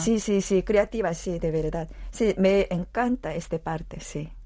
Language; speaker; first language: Spanish; non-native, learner; Korean